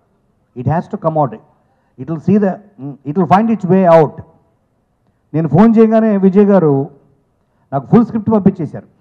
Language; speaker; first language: Telugu; native; Telugu